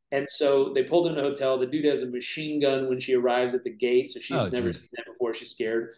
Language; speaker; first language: English; native; English